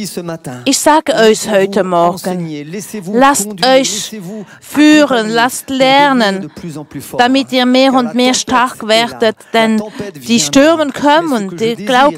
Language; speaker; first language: German; non-native, fluent; French